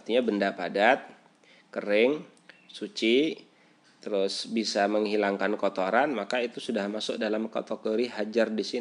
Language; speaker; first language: Indonesian; native; Indonesian